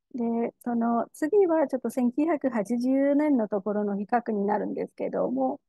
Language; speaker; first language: Japanese; non-native, fluent; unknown